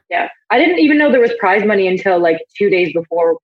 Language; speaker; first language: English; native; English